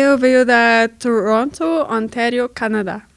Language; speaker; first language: Portuguese; non-native, learner; English